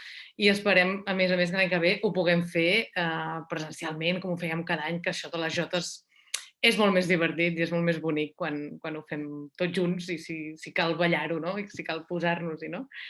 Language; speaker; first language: Catalan; native; Catalan